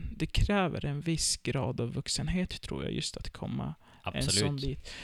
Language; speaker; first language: Swedish; early bilingual, other home language; Turkish